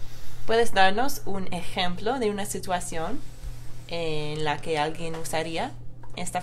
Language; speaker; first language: Spanish; non-native, fluent; English